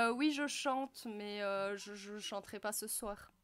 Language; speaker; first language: French; native; French